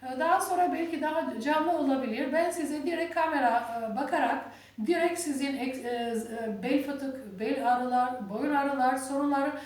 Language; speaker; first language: Turkish; non-native, fluent; Albanian